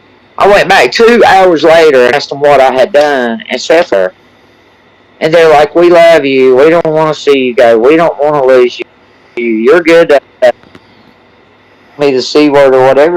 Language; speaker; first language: English; native; English